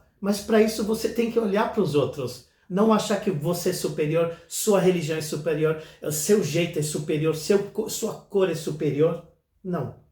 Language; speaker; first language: Portuguese; non-native, fluent; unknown